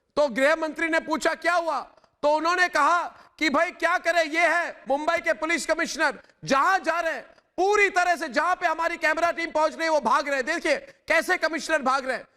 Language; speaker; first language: Hindi; non-native, local second language; Assamese